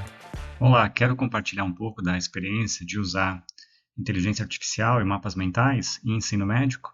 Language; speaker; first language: Portuguese; native; Portuguese